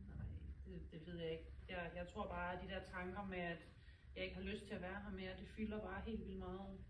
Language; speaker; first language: Danish; native; Danish